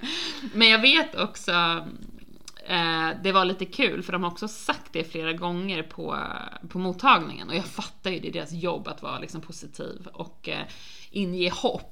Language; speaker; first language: Swedish; native; Swedish